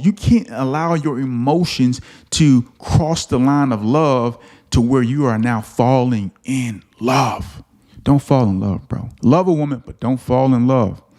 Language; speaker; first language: English; native; English